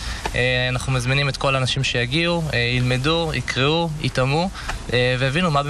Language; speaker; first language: Hebrew; native; Hebrew